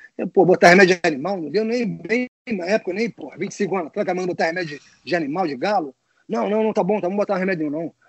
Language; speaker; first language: Portuguese; native; Portuguese